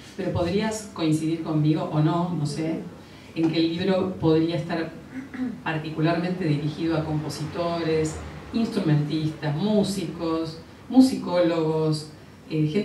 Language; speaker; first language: Spanish; native; Spanish